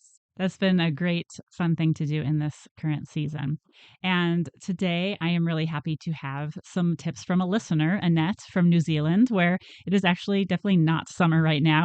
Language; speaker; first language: English; native; English